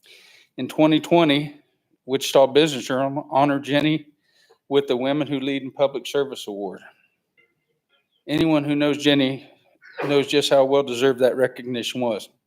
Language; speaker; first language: English; native; English